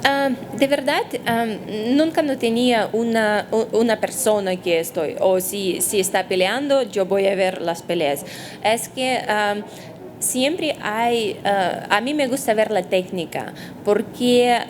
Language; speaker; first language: Spanish; non-native, fluent; Russian